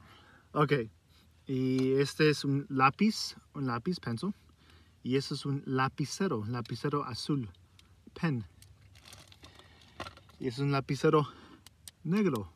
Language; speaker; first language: Spanish; early bilingual, heritage; Spanish